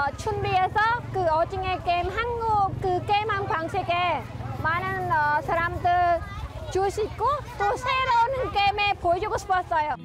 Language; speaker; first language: Korean; non-native, learner; Khmer